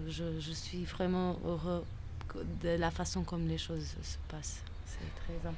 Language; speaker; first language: French; non-native, fluent; Portuguese